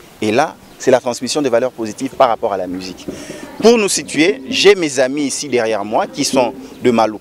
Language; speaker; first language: French; non-native, local second language; Lingala